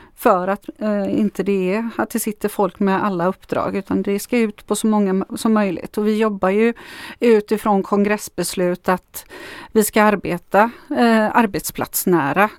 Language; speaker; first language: Swedish; non-native, fluent; Macedonian